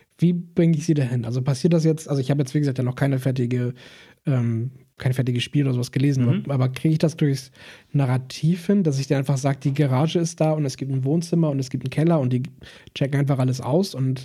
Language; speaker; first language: German; native; German